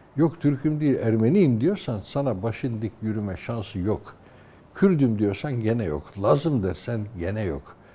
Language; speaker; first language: Turkish; native; Turkish